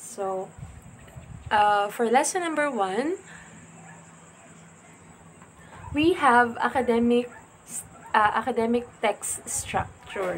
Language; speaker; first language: English; non-native, local second language; Filipino